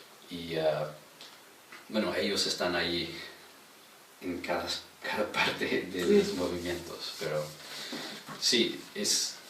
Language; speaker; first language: Spanish; non-native, fluent; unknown